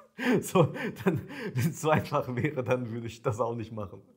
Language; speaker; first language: German; early bilingual, other home language; Ukrainian